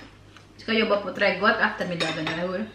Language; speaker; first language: Swedish; non-native, learner; Indonesian